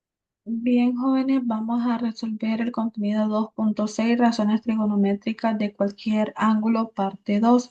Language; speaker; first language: Spanish; native; Spanish